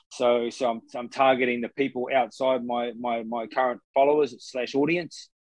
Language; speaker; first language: English; native; English